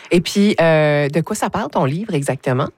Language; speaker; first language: French; native; French